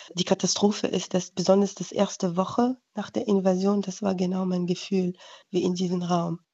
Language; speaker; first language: German; non-native, fluent; Ukrainian